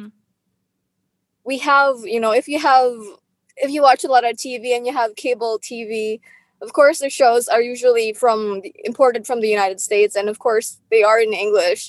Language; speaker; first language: English; non-native, local second language; Filipino